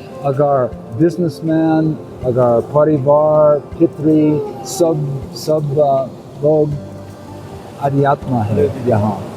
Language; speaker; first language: Hindi; non-native, learner; English